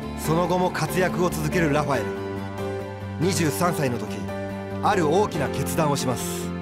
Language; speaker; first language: Japanese; native; Japanese